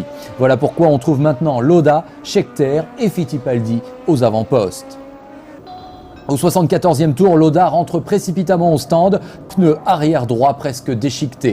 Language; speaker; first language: French; native; French